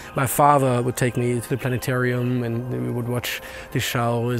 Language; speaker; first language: English; non-native, fluent; German